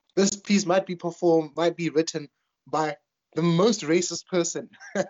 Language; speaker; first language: English; non-native, local second language; Tswana